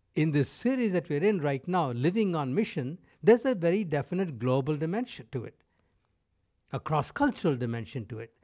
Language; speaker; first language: English; non-native, local second language; Tamil